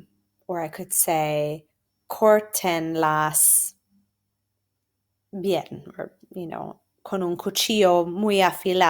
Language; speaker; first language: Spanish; non-native, fluent; English